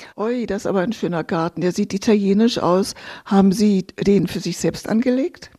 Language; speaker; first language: German; native; German